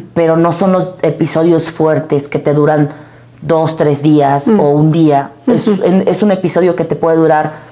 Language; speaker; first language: Spanish; native; Spanish